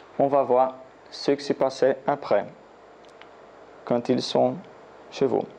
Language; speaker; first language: French; non-native, learner; Portuguese